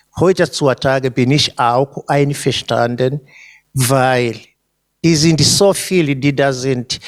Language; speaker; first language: German; non-native, fluent; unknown